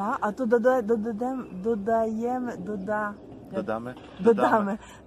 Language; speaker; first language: Polish; non-native, learner; Ukrainian